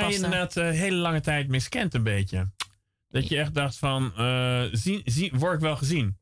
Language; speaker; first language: Dutch; native; Dutch